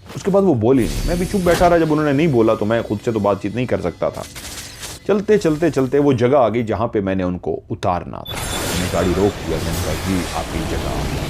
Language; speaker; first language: Urdu; non-native, local second language; Punjabi